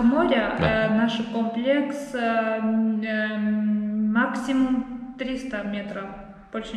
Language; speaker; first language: Russian; non-native, learner; Georgian